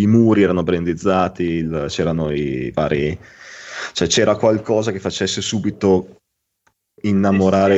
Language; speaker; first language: Italian; native; Italian